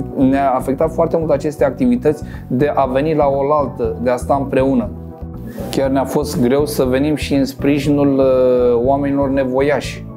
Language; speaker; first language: Romanian; non-native, local second language; Crimean Tatar